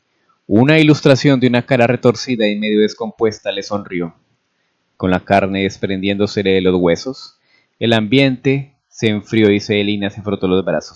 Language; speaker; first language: Spanish; native; Spanish